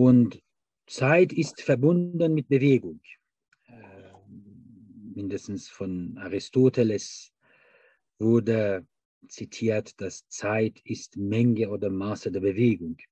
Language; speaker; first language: German; non-native, fluent; Persian